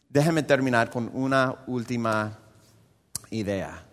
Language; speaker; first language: Spanish; non-native, fluent; English